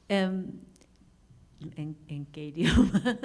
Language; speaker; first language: Spanish; non-native, fluent; Japanese